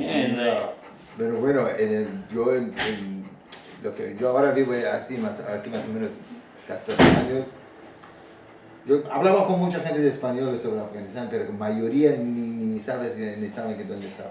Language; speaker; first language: Spanish; non-native, learner; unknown